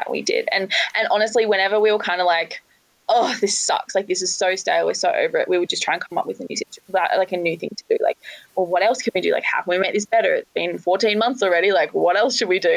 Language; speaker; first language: English; native; English